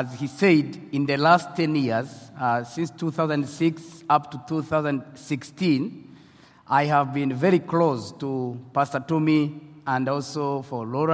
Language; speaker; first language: English; non-native, local second language; French